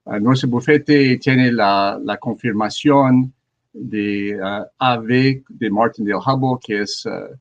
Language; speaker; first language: Spanish; non-native, learner; French